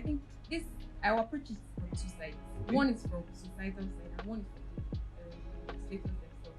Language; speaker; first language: English; non-native, local second language; Yoruba